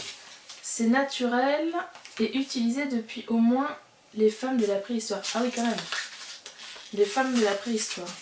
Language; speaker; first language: French; native; French